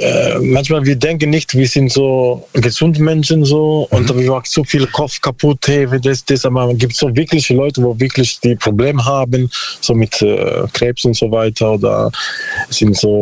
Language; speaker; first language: German; non-native, learner; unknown